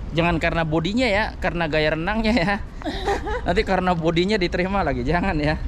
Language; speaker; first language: Indonesian; native; Indonesian